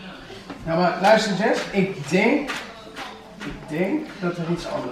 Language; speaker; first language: Dutch; native; Dutch